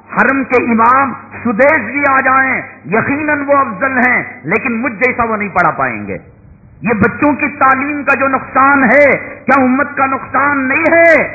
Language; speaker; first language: Urdu; native; Urdu